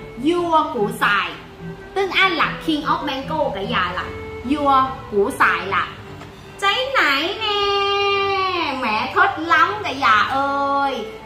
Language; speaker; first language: Vietnamese; non-native, learner; Thai